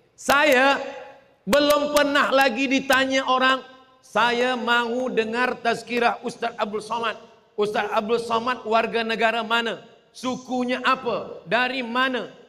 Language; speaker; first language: Malay; native; Malay